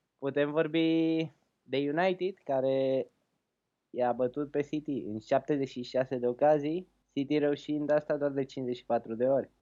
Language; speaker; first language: Romanian; native; Romanian